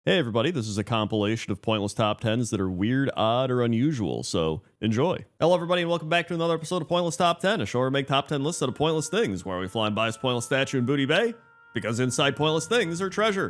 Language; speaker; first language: English; native; English